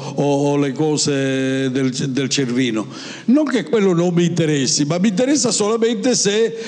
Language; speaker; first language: Italian; native; Italian